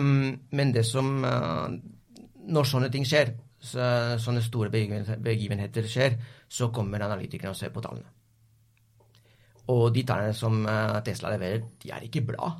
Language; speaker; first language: Norwegian; non-native, fluent; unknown